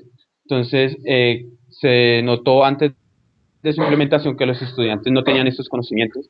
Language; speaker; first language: Spanish; native; Spanish